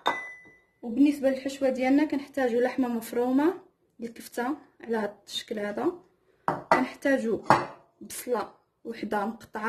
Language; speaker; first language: Arabic; native; Arabic